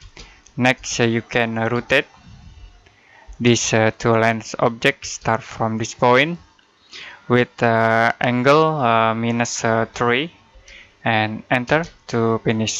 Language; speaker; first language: English; non-native, learner; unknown